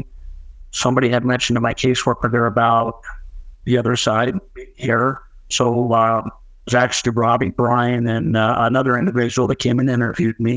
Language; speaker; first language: English; native; English